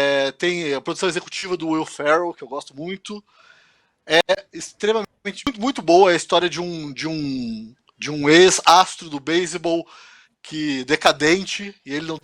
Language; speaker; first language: Portuguese; native; Portuguese